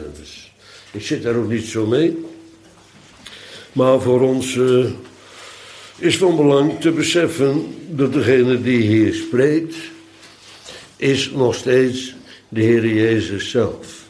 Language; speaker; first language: Dutch; native; Dutch